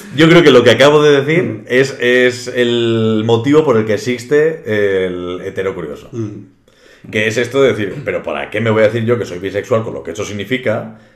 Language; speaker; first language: Spanish; native; Spanish